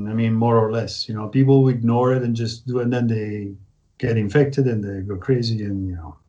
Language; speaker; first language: English; non-native, fluent; Italian